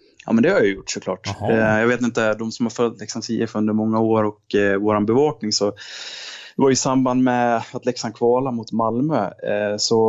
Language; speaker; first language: Swedish; native; Swedish